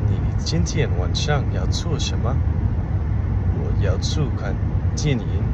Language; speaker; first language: Chinese; non-native, learner; English